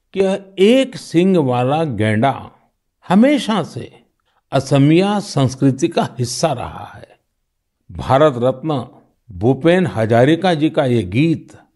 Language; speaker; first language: Hindi; non-native, local second language; Gujarati